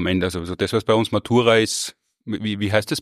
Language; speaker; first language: German; native; German